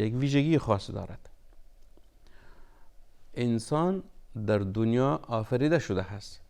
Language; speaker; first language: Persian; native; Persian